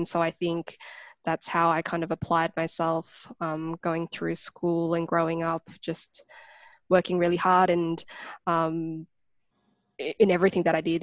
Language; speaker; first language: English; native; English